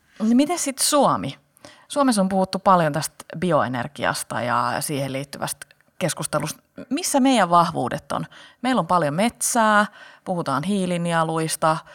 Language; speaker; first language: Finnish; native; Finnish